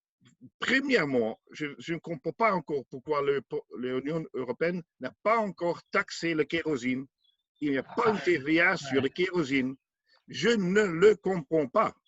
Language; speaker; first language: French; non-native, learner; Dutch